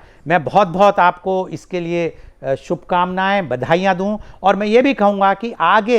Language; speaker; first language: Hindi; native; Hindi